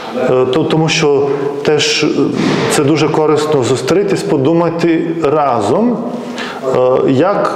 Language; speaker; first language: Ukrainian; non-native, fluent; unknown